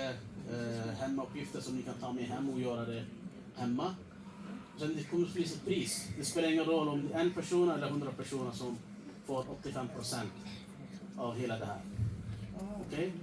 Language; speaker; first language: Swedish; non-native, fluent; Urdu